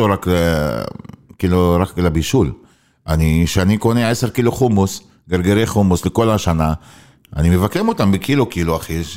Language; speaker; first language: Hebrew; non-native, local second language; Arabic